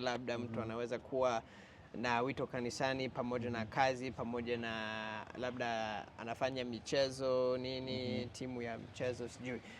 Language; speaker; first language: Swahili; non-native, fluent; English